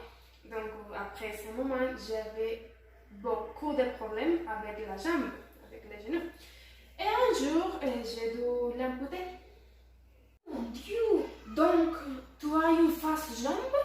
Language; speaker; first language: French; non-native, learner; Spanish